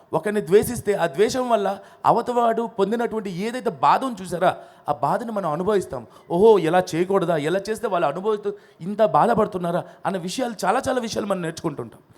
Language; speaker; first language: Telugu; non-native, local second language; Odia